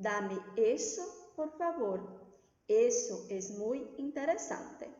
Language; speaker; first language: Spanish; non-native, fluent; Portuguese